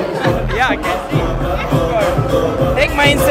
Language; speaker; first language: English; non-native, learner; Turkish